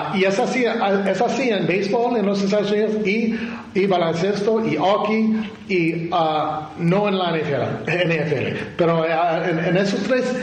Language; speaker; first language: Spanish; non-native, learner; English